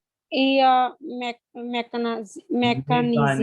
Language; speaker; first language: French; non-native, learner; Hindi